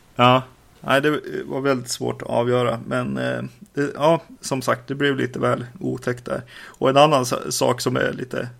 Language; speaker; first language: Swedish; native; Swedish